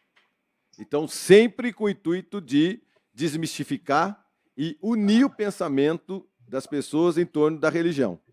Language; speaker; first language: Portuguese; native; Portuguese